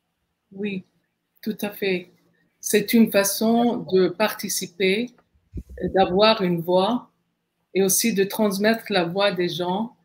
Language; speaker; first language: French; non-native, fluent; Arabic